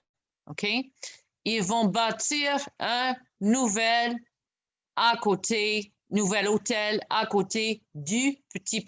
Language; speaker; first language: French; non-native, local second language; English